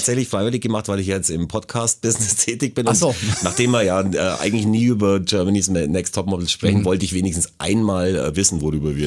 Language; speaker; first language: German; native; German